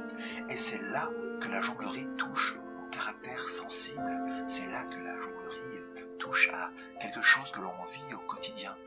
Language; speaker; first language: French; native; French